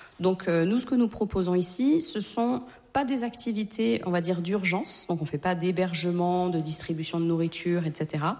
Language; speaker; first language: French; native; French